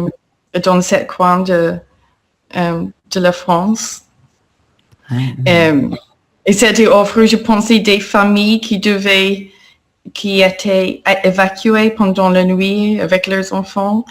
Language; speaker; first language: French; non-native, fluent; English